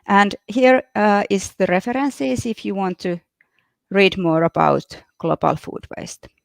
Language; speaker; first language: English; non-native, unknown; Finnish